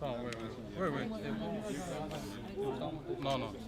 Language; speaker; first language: French; non-native, learner; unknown